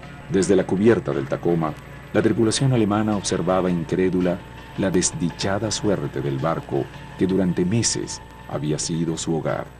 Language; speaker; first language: Spanish; native; Spanish